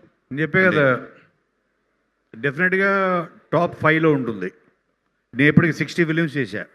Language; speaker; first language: Telugu; native; Telugu